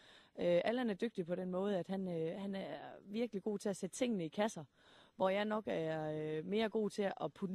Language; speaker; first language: Danish; native; Danish